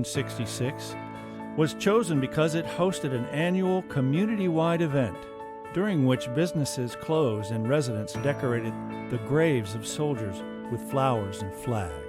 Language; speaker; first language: English; native; English